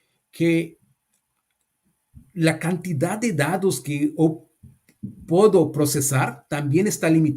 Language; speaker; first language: Portuguese; non-native, learner; Spanish